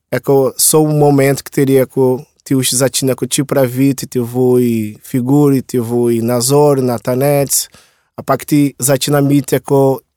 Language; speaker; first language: Czech; non-native, learner; Portuguese